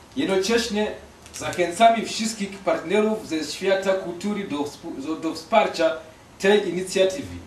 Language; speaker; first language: Polish; non-native, learner; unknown